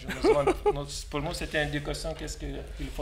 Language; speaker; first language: French; non-native, fluent; Lithuanian